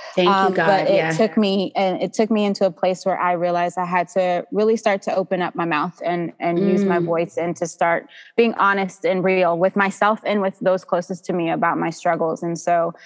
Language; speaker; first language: English; native; English